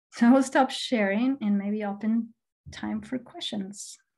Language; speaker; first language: English; non-native, fluent; Spanish